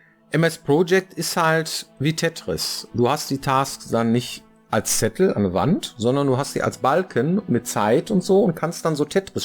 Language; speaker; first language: German; native; German